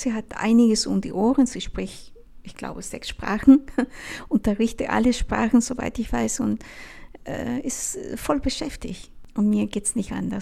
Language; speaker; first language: German; non-native, fluent; Spanish